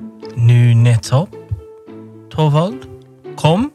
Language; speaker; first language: Norwegian; non-native, learner; English